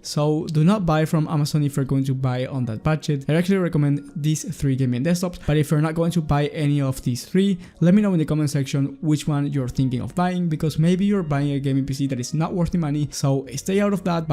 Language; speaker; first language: English; non-native, fluent; Spanish